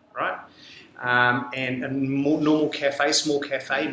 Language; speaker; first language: English; native; English